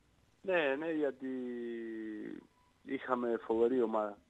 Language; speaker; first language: Greek; non-native, learner; Spanish